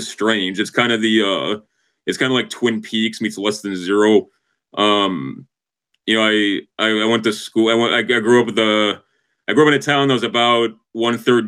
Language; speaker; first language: English; native; English